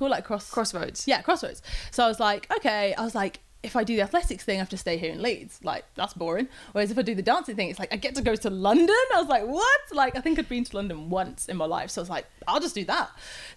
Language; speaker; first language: English; native; English